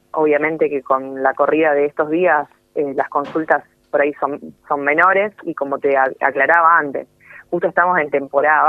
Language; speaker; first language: Spanish; native; Spanish